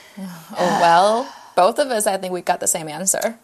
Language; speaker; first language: English; non-native, fluent; Chinese